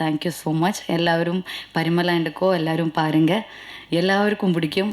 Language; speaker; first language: Tamil; non-native, learner; Telugu